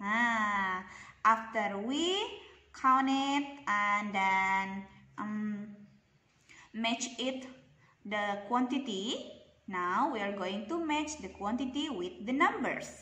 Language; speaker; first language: English; non-native, local second language; Indonesian